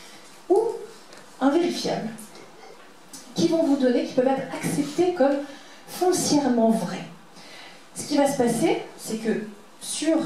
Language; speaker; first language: French; native; French